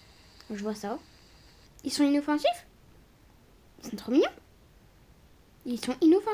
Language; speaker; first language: French; native; French